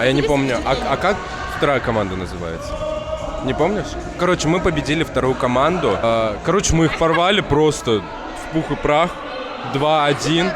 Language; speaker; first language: Russian; native; Russian